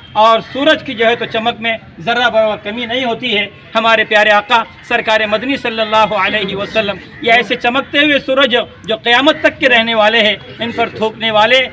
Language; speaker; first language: Urdu; native; Urdu